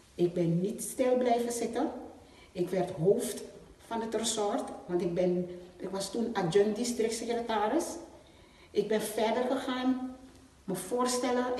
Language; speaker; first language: Dutch; native; Dutch